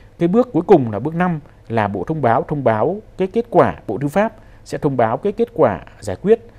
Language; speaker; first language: Vietnamese; native; Vietnamese